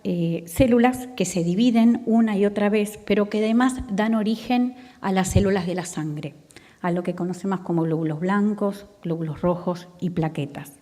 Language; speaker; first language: Spanish; native; Spanish